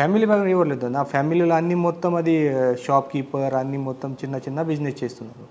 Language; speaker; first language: Telugu; non-native, learner; Marathi